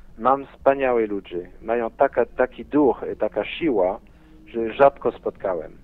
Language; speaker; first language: Polish; non-native, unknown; French